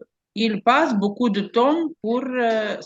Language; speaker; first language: French; non-native, learner; Ukrainian